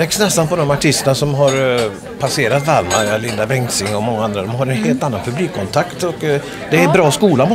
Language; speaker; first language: Swedish; native; Swedish